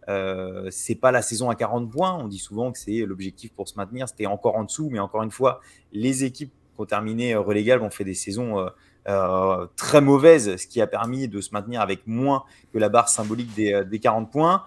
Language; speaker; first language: French; native; French